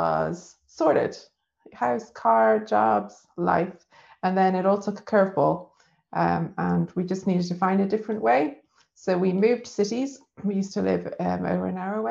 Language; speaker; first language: English; native; English